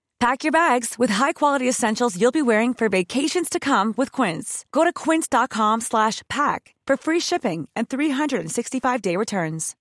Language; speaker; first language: English; non-native, learner; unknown